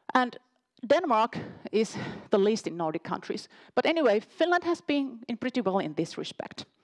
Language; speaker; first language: English; non-native, fluent; Finnish